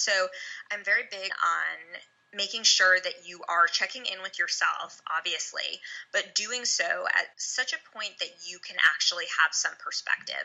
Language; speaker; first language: English; native; English